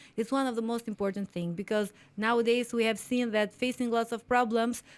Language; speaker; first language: English; non-native, fluent; Albanian